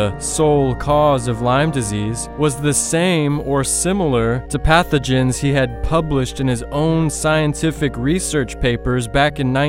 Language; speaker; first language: English; native; English